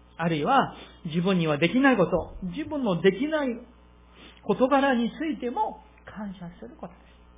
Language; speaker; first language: Japanese; non-native, fluent; Korean